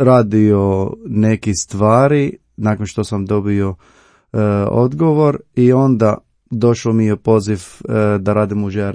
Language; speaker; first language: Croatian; non-native, learner; Arabic